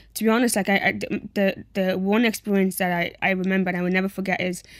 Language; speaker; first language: English; native; English